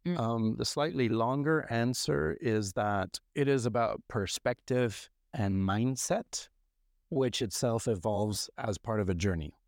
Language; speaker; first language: English; non-native, fluent; French